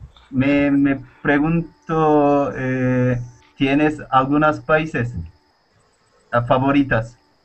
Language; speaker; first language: Spanish; non-native, learner; Turkish